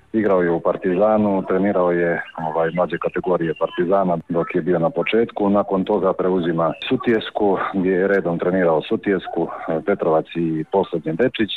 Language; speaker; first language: Croatian; native; Croatian